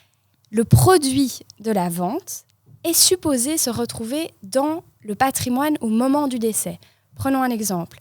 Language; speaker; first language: French; native; French